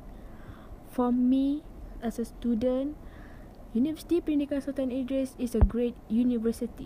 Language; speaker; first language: English; non-native, local second language; Malay